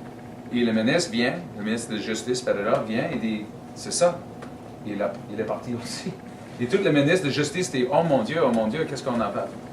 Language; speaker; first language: French; non-native, learner; English